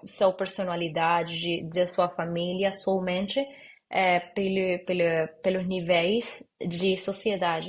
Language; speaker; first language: Portuguese; non-native, learner; Spanish